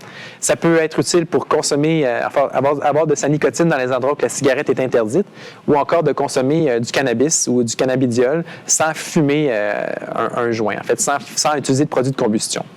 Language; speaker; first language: French; native; French